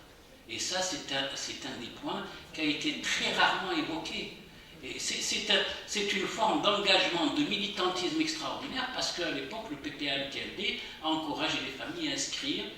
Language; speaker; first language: French; non-native, local second language; Arabic